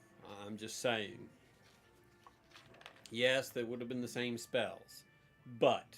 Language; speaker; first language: English; native; English